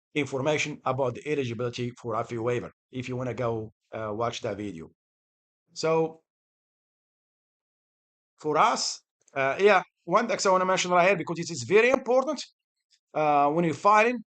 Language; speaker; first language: English; non-native, fluent; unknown